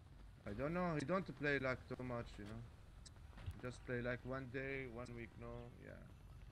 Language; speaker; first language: English; non-native, learner; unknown